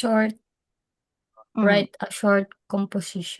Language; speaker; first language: English; non-native, local second language; Filipino